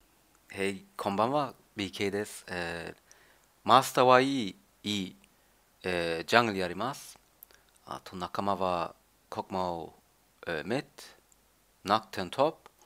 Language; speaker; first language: Japanese; non-native, learner; German